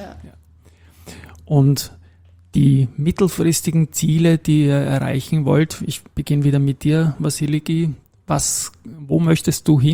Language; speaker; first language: German; native; German